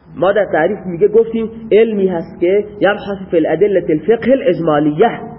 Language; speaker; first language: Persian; non-native, local second language; Baluchi